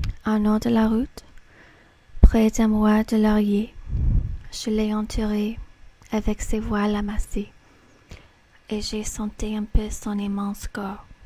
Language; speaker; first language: French; non-native, fluent; English